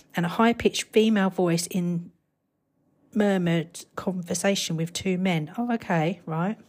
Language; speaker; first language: English; native; English